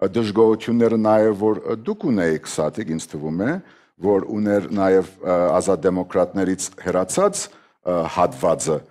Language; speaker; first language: Armenian; early bilingual, heritage; Armenian